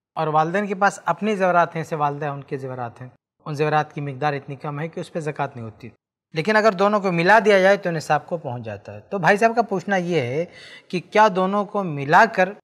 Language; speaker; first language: Urdu; native; Urdu